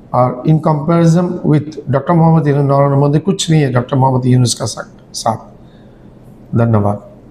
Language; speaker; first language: Hindi; non-native, learner; Bangla